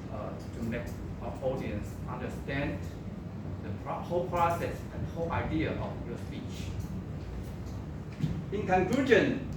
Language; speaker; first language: English; non-native, local second language; Chinese